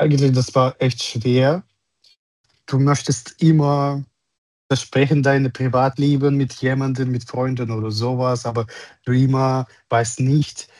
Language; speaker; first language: German; non-native, learner; Russian